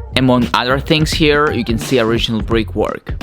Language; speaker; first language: English; non-native, fluent; Russian